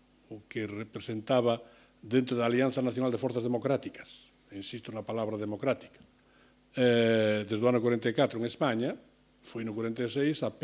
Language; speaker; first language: Galician; native; Galician